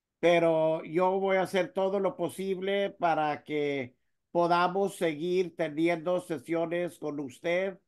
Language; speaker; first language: Spanish; early bilingual, heritage; Spanish